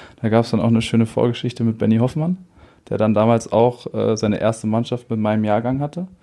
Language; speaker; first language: German; native; German